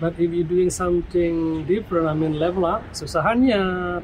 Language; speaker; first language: English; non-native, learner; Indonesian